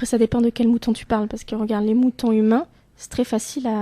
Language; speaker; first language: French; native; French